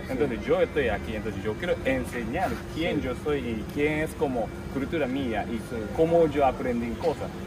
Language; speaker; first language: Spanish; non-native, learner; Japanese